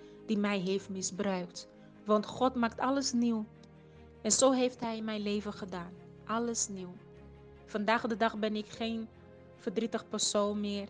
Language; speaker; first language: Dutch; non-native, fluent; Portuguese